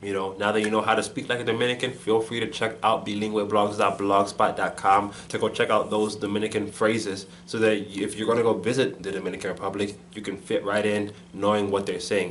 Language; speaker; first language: English; native; English